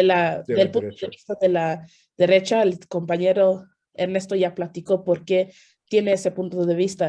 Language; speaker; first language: Spanish; non-native, fluent; English